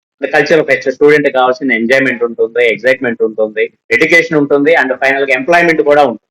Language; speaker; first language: Telugu; native; Telugu